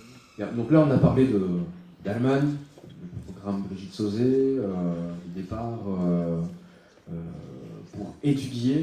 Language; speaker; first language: French; native; French